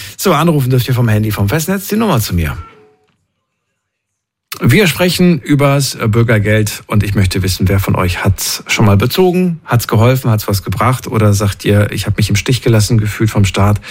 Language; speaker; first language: German; native; German